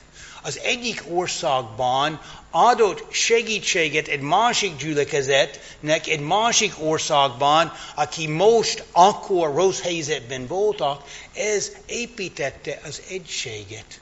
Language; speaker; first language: Hungarian; non-native, fluent; English